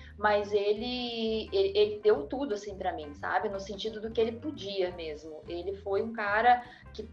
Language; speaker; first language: Portuguese; native; Portuguese